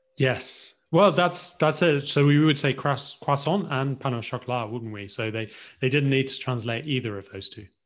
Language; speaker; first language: English; native; English